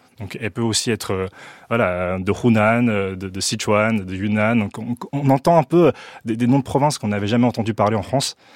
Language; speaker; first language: French; early bilingual, other home language; Wu Chinese